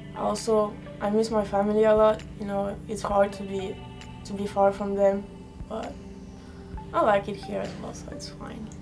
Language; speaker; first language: English; non-native, fluent; French